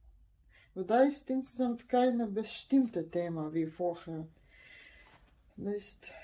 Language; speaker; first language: German; non-native, learner; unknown